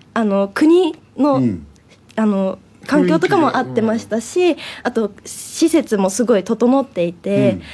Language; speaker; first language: Japanese; native; Japanese